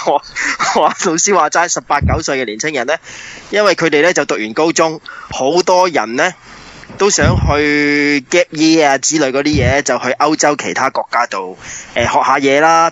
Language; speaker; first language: Cantonese; early bilingual, heritage; Cantonese